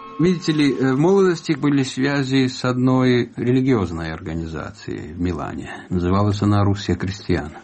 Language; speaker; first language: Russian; non-native, fluent; Italian